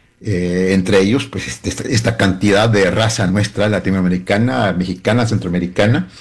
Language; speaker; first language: Spanish; early bilingual, heritage; Spanish